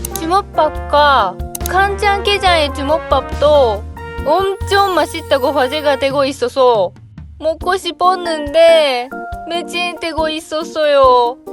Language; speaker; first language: Korean; non-native, learner; Japanese